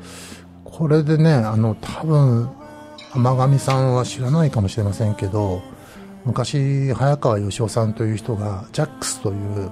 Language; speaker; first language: Japanese; native; Japanese